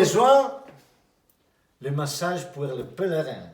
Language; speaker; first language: French; non-native, learner; Spanish